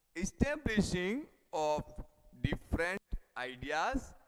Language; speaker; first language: English; non-native, local second language; Gujarati